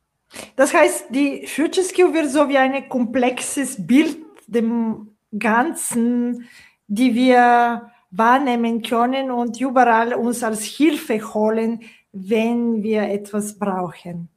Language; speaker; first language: German; non-native, fluent; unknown